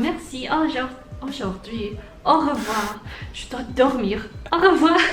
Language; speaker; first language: French; non-native, learner; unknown